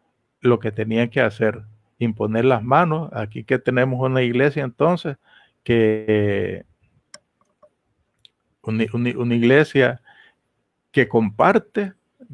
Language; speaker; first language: Spanish; native; Spanish